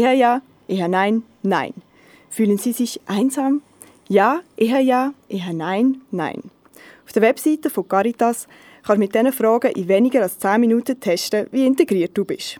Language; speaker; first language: German; native; German